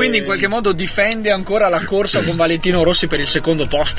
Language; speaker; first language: Italian; native; Italian